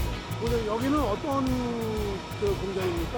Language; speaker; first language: Korean; native; Korean